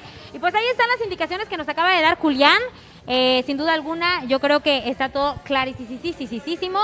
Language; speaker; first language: Spanish; native; Spanish